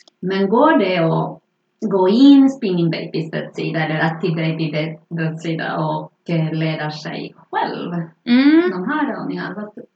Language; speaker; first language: Swedish; non-native, fluent; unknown